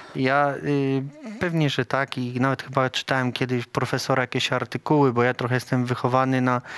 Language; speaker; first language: Polish; native; Polish